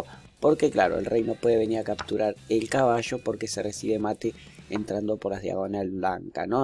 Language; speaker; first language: Spanish; native; Spanish